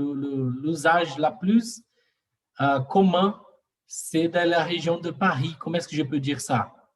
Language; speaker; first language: French; non-native, learner; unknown